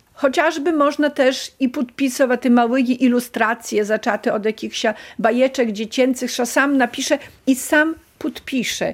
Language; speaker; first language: Polish; non-native, local second language; Belarusian